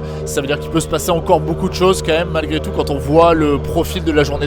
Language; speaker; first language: French; native; French